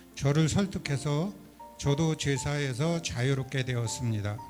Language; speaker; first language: Korean; native; Korean